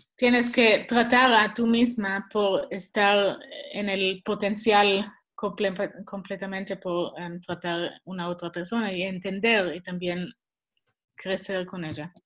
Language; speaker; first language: Spanish; non-native, learner; Swiss German